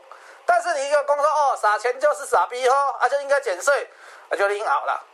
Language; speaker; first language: Chinese; native; Chinese